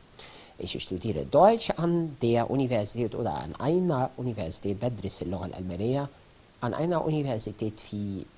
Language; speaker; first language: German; non-native, fluent; Arabic